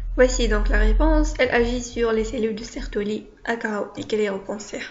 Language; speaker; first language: French; non-native, local second language; Arabic